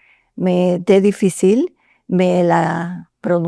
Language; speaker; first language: French; non-native, learner; Spanish